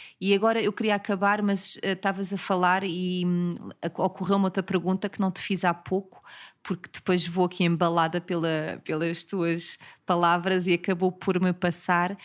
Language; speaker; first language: Portuguese; native; Portuguese